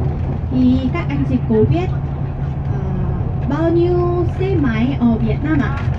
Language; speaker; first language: Vietnamese; non-native, learner; Korean